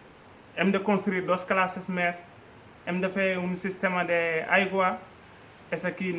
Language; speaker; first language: Catalan; non-native, fluent; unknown